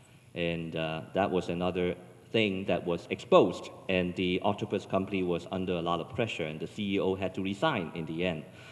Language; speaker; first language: English; non-native, local second language; Cantonese